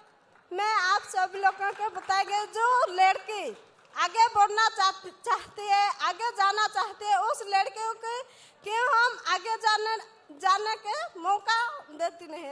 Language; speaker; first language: Hindi; non-native, local second language; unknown